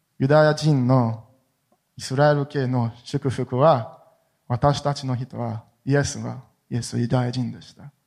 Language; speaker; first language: Japanese; non-native, fluent; Hebrew